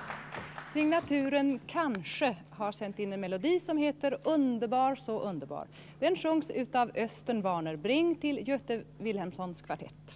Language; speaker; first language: Swedish; native; Swedish